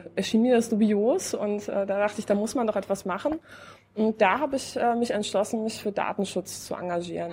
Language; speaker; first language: German; non-native, fluent; Polish